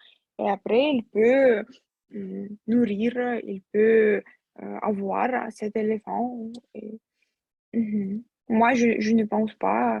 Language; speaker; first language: French; non-native, fluent; Russian